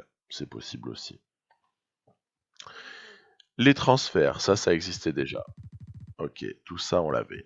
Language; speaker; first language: French; native; French